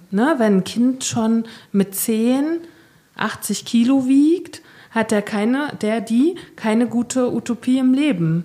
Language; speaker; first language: German; native; German